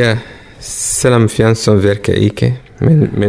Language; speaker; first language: Danish; non-native, learner; Arabic